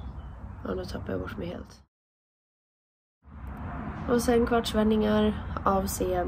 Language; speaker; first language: Swedish; native; Swedish